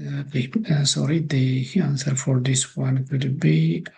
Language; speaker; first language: English; non-native, local second language; Amharic